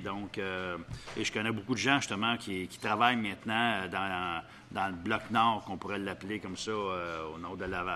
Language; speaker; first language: French; native; French